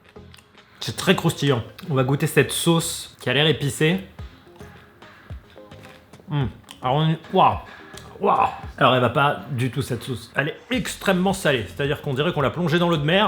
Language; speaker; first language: French; native; French